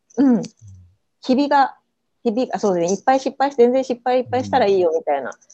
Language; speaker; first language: Japanese; native; Japanese